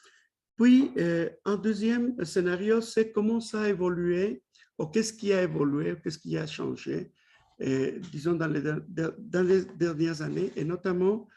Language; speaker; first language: French; non-native, fluent; Spanish